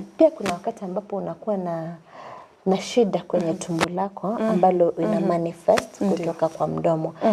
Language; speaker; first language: Swahili; non-native, local second language; Kamba